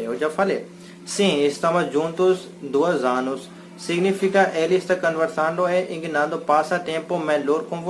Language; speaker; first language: Portuguese; non-native, learner; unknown